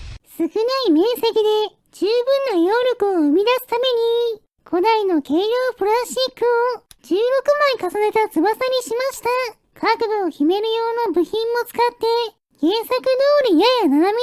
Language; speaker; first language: Japanese; native; Japanese